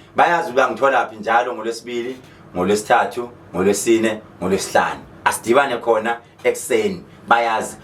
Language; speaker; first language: Zulu; native; Zulu